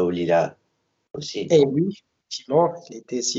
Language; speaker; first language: French; non-native, learner; English